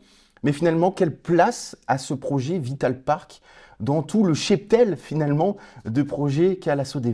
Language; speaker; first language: French; native; French